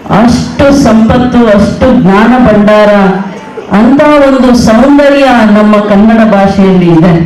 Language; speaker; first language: Kannada; native; Kannada